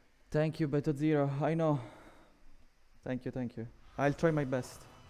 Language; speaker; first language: English; non-native, fluent; Italian